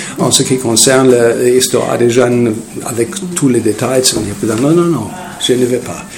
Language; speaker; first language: French; non-native, learner; German